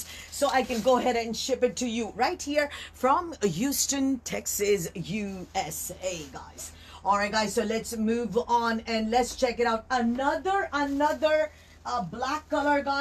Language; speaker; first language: English; non-native, local second language; Urdu